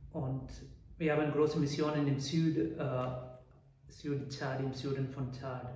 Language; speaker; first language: German; non-native, fluent; Malayalam